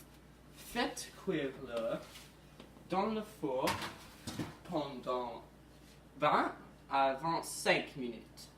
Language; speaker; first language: French; non-native, learner; English